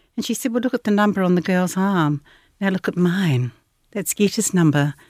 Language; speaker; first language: English; native; English